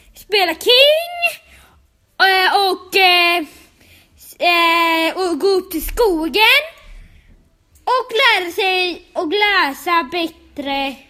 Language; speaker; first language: Swedish; native; Swedish